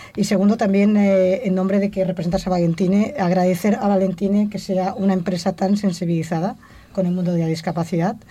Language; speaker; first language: Spanish; non-native, local second language; Catalan